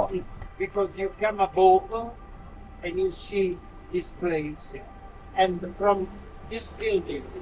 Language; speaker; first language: English; non-native, learner; Italian